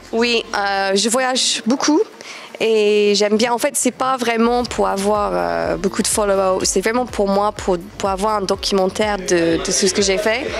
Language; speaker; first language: French; non-native, fluent; English